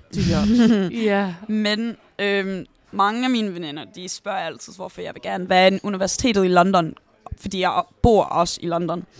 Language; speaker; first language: Danish; early bilingual, heritage; Danish